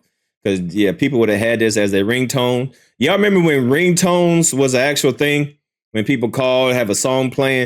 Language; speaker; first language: English; native; English